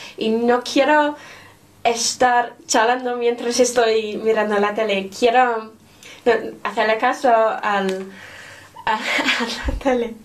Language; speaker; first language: Spanish; non-native, fluent; English